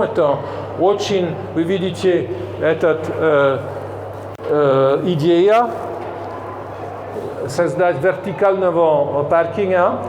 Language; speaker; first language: Russian; non-native, fluent; French